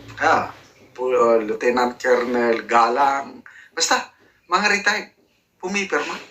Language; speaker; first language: Filipino; native; Filipino